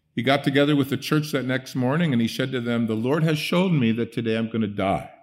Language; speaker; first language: English; early bilingual, other home language; Dutch